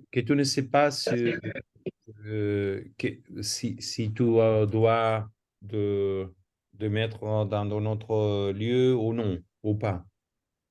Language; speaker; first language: French; non-native, fluent; Spanish